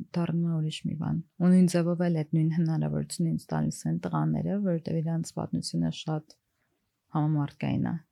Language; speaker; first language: Armenian; early bilingual, heritage; Armenian